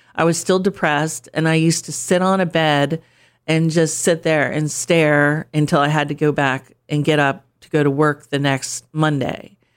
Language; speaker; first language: English; native; English